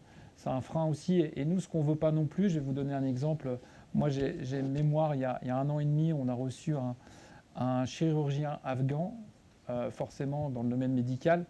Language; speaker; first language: French; native; French